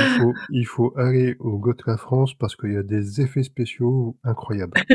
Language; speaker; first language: French; native; French